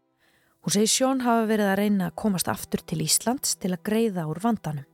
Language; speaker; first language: Icelandic; native; Icelandic